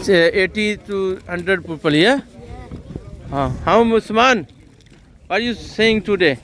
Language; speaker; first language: English; non-native, learner; Urdu